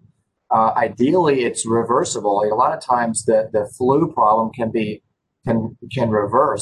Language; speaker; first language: English; native; English